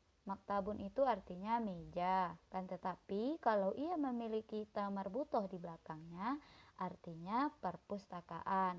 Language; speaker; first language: Indonesian; native; Indonesian